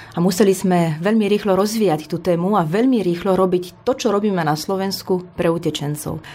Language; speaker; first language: Slovak; non-native, fluent; Romanian